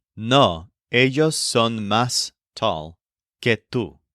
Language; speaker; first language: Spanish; non-native, fluent; English